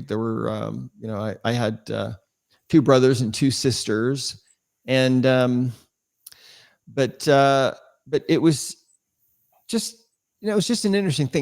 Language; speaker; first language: English; native; English